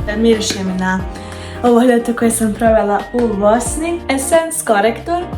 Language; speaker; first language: Bosnian; early bilingual, heritage; Bosnian